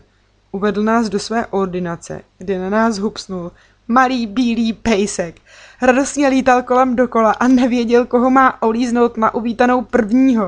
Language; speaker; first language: Czech; native; Czech